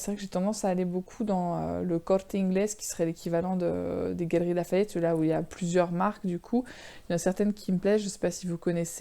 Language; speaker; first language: French; native; French